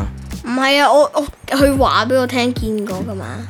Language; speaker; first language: Cantonese; early bilingual, heritage; Cantonese